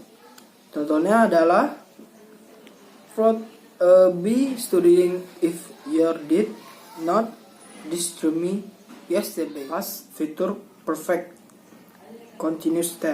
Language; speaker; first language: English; non-native, learner; Indonesian